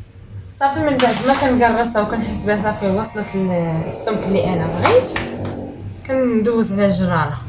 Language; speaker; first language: Arabic; native; Arabic